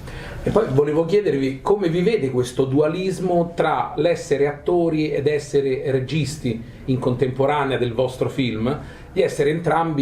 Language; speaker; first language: Italian; native; Italian